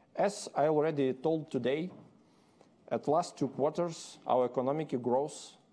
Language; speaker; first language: English; non-native, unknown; Ukrainian